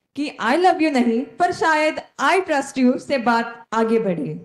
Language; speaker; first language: Hindi; non-native, local second language; Konkani